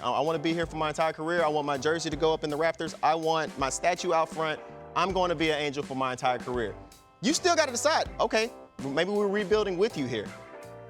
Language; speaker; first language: English; native; English